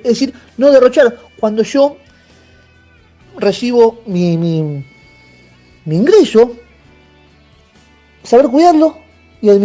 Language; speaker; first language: Spanish; native; Spanish